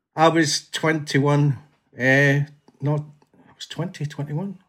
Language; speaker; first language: English; native; English